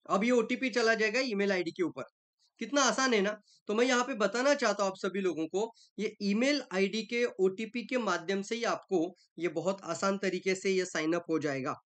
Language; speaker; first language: Hindi; non-native, local second language; Marathi